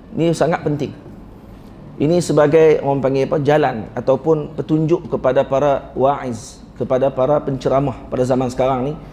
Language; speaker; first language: Malay; native; Malay